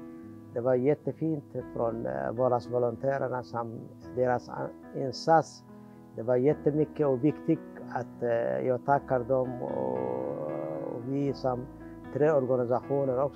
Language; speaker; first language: Swedish; non-native, learner; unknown